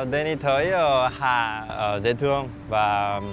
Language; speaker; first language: Vietnamese; non-native, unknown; Korean